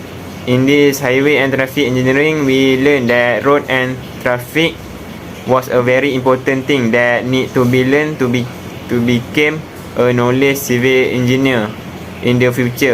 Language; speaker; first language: English; non-native, local second language; Malay